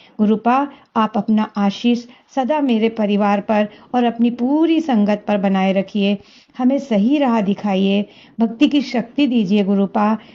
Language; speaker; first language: Hindi; native; Hindi